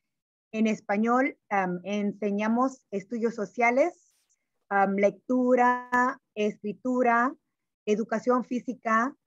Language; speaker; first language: Spanish; early bilingual, heritage; Spanish